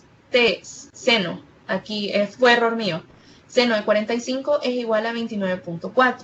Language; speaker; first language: Spanish; native; Spanish